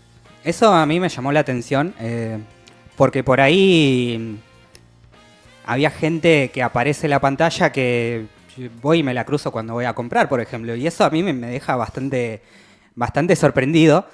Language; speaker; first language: Spanish; native; Spanish